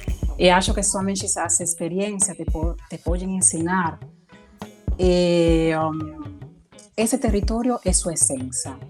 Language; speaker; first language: Portuguese; non-native, fluent; Spanish